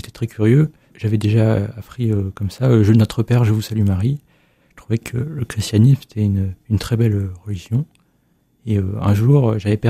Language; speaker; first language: French; native; French